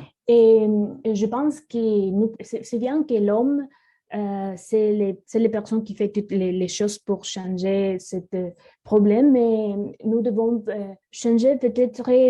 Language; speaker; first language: French; non-native, learner; Spanish